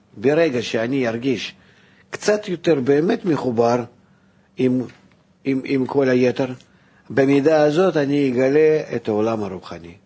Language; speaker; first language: Hebrew; non-native, fluent; Russian